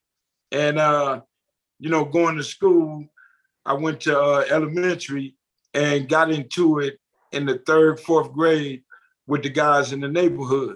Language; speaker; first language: English; native; English